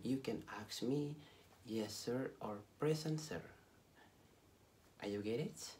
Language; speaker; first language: English; non-native, learner; Balinese